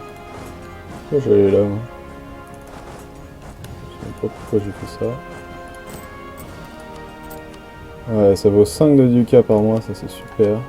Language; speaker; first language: French; native; French